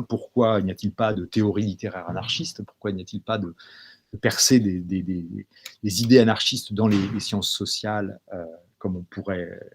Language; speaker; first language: French; native; French